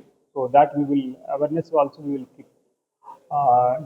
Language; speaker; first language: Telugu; non-native, local second language; Urdu